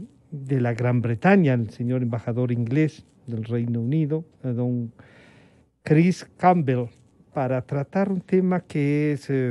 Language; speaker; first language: Spanish; native; Spanish